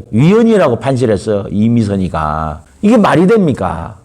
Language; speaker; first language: Korean; native; Korean